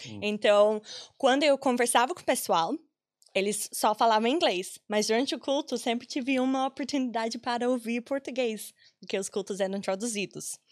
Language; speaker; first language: Portuguese; non-native, fluent; English